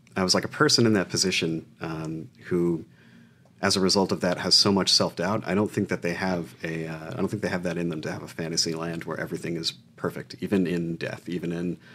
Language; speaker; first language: English; native; English